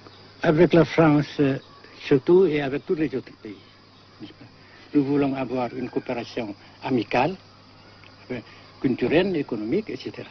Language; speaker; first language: French; non-native, local second language; Vietnamese